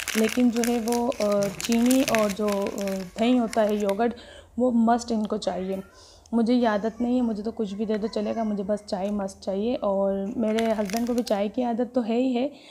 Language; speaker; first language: Urdu; native; Urdu